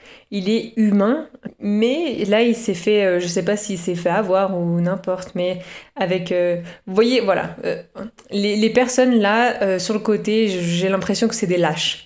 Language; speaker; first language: French; native; French